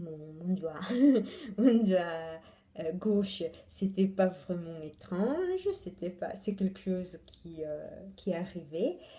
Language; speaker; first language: French; non-native, fluent; Italian